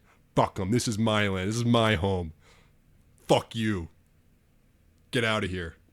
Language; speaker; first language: English; native; English